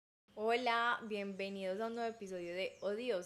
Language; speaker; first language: Spanish; native; Spanish